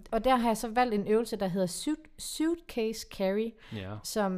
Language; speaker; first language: Danish; native; Danish